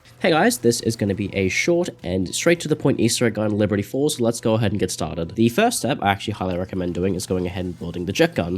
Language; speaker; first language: English; native; English